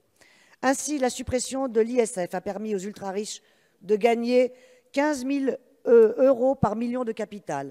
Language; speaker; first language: French; native; French